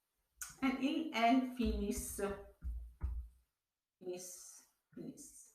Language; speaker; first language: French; non-native, fluent; English